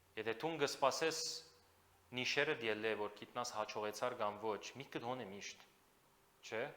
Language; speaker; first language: Armenian; native; Armenian